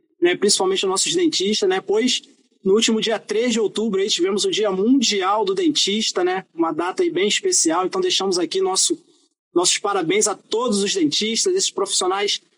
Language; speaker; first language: Portuguese; native; Portuguese